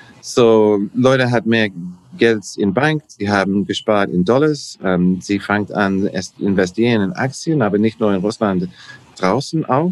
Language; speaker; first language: German; non-native, learner; English